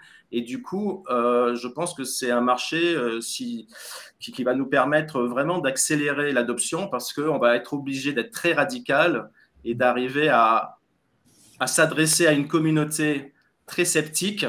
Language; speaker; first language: French; native; French